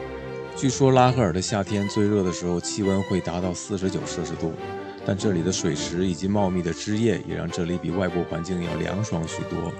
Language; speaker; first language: Chinese; native; Chinese